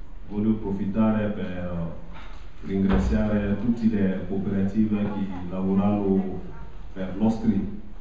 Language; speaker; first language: Italian; non-native, learner; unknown